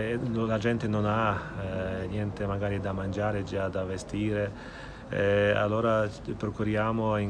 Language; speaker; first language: Italian; non-native, fluent; Ukrainian